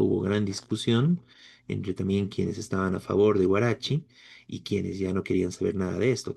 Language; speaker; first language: Spanish; native; Spanish